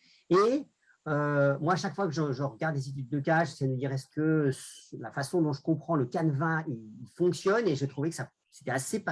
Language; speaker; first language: French; native; French